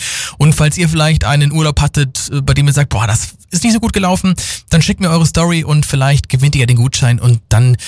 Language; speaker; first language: German; native; German